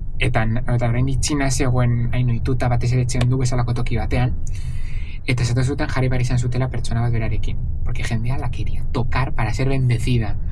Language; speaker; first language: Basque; non-native, local second language; Spanish